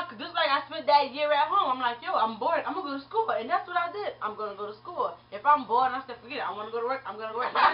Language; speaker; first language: English; early bilingual, other home language; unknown